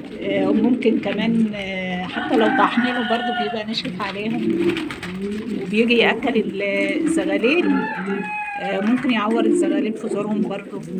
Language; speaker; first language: Arabic; native; Arabic